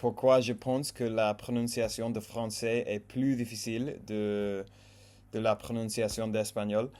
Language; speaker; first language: French; non-native, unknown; English